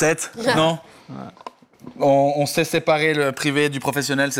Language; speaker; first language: French; native; French